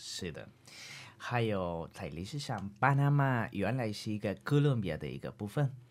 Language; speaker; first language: Chinese; non-native, learner; Spanish